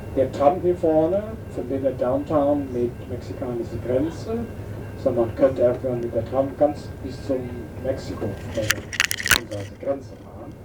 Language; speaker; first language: German; non-native, fluent; English